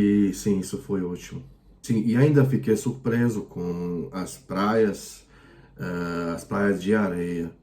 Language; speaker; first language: Portuguese; non-native, fluent; Croatian